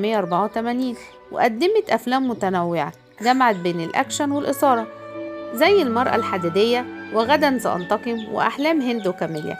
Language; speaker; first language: Arabic; native; Arabic